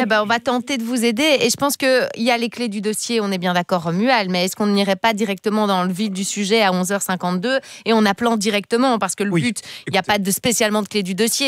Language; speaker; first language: French; native; French